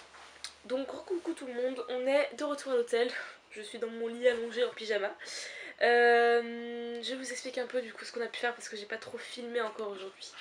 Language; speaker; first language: French; native; French